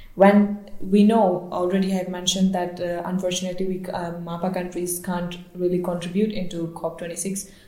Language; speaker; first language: English; non-native, local second language; Baluchi